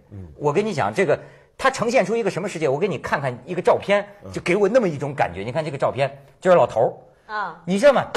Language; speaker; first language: Chinese; native; Chinese